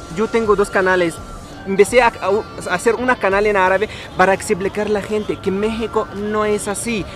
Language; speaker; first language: Spanish; non-native, learner; Arabic